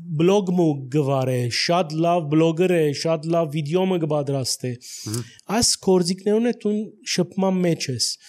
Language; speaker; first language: Armenian; early bilingual, heritage; Armenian